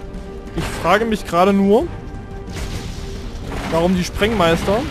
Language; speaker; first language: German; native; German